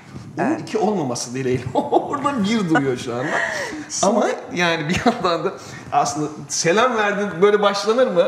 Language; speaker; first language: Turkish; native; Turkish